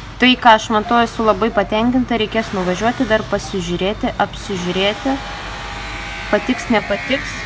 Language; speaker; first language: Lithuanian; non-native, local second language; Russian